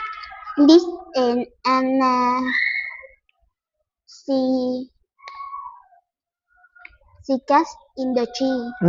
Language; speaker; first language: English; non-native, learner; Vietnamese